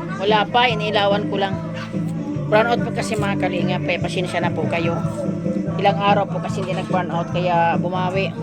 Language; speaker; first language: Filipino; non-native, local second language; Masbatenyo